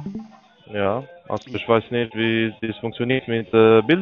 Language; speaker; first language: German; non-native, learner; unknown